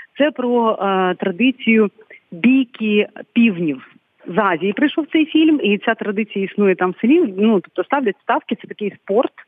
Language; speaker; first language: Ukrainian; non-native, local second language; Bulgarian